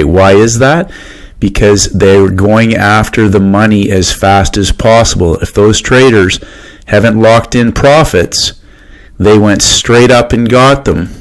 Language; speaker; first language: English; native; English